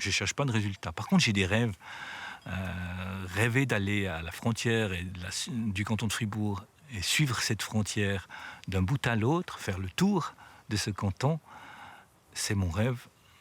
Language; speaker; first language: French; native; French